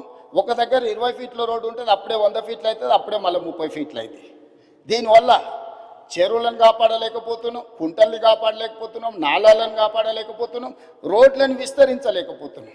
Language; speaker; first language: Telugu; native; Telugu